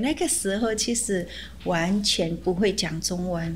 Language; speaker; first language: Chinese; early bilingual, heritage; Chinese